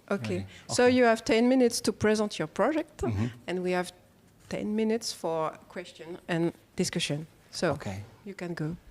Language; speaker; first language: English; non-native, learner; French